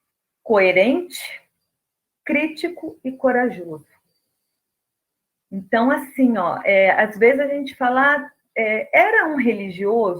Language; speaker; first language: Portuguese; native; Portuguese